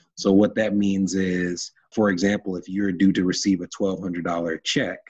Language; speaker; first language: English; native; English